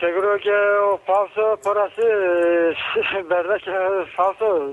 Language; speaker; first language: Spanish; non-native, learner; Turkish